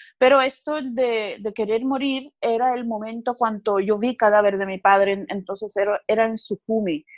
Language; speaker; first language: Spanish; non-native, fluent; Georgian